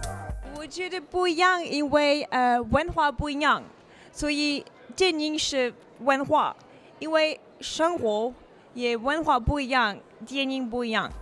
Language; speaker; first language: Chinese; non-native, learner; French